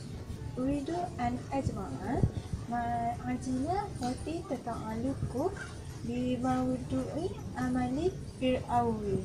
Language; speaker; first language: Arabic; non-native, learner; Malay